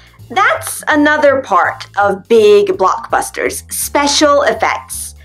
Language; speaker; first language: English; native; English